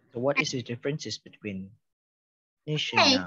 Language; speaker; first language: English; non-native, fluent; Indonesian